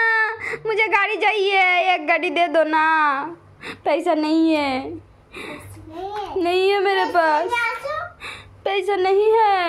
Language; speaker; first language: Hindi; non-native, local second language; Bangla